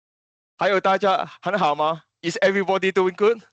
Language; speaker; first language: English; non-native, fluent; Cantonese